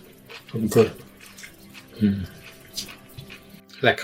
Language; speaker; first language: English; non-native, learner; Spanish